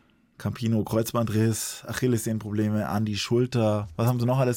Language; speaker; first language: German; native; German